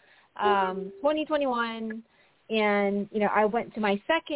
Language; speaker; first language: English; non-native, local second language; Filipino